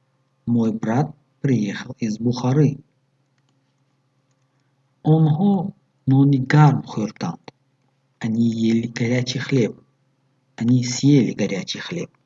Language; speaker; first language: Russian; non-native, local second language; Tajik